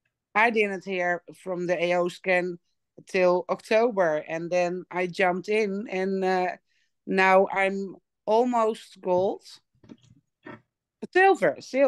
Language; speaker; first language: English; non-native, learner; Dutch